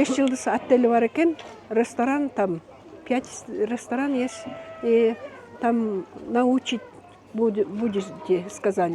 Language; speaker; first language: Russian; non-native, local second language; Kyrgyz